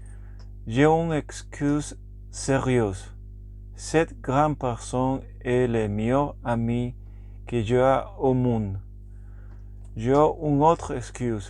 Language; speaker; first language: French; non-native, learner; Spanish